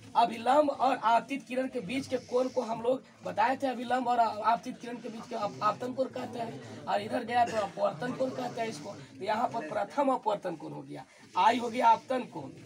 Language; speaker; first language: Hindi; native; Hindi